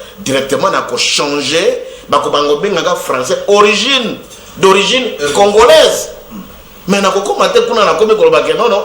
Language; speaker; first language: Lingala; non-native, local second language; Swahili